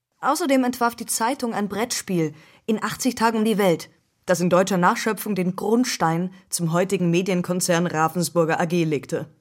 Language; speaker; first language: German; native; German